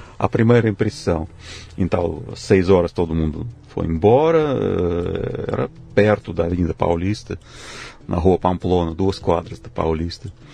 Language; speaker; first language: Portuguese; non-native, fluent; Russian